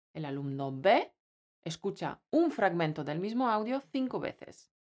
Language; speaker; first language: Spanish; non-native, fluent; Polish